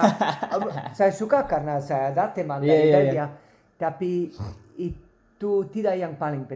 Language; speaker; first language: Indonesian; non-native, learner; Dutch